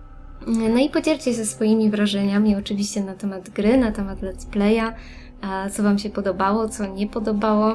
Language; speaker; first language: Polish; native; Polish